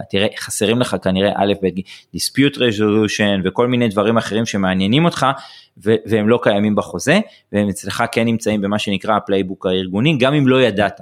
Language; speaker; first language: Hebrew; native; Hebrew